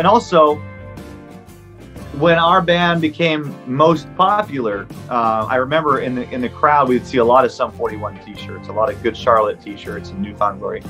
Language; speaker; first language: English; non-native, local second language; French